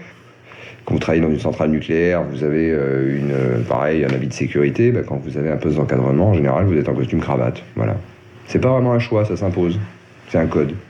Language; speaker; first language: French; native; French